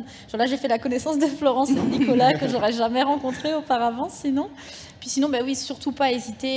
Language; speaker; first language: French; native; French